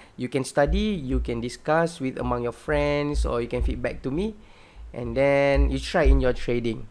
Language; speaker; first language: English; non-native, local second language; Malay